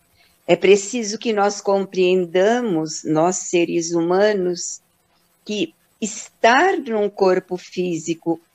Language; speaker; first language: Portuguese; native; Portuguese